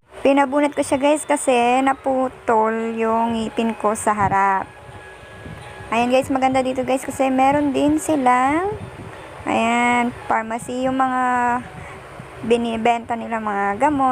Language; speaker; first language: Filipino; native; Filipino